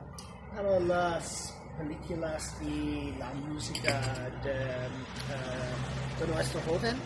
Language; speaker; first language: Spanish; non-native, learner; English